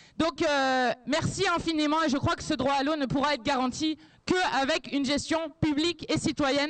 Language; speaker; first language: French; native; French